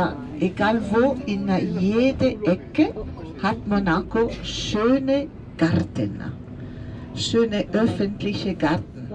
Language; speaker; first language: German; non-native, fluent; Italian